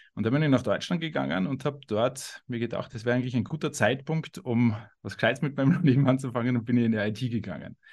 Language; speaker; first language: German; native; German